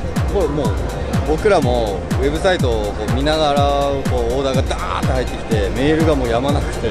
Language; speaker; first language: Japanese; native; Japanese